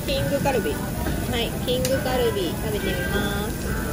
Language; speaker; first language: Japanese; native; Japanese